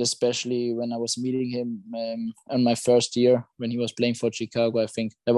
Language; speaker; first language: English; non-native, fluent; German